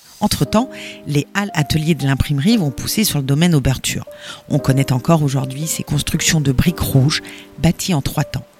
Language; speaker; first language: French; native; French